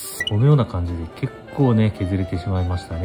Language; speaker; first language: Japanese; native; Japanese